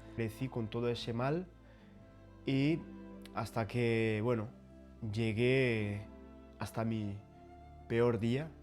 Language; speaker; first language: Spanish; early bilingual, other home language; Portuguese